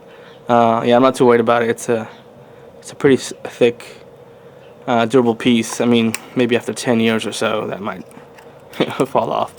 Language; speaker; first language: English; native; English